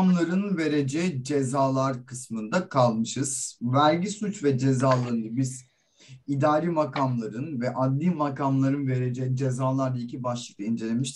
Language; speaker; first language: Turkish; native; Turkish